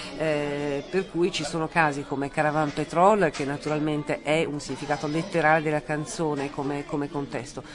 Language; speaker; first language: Italian; native; Italian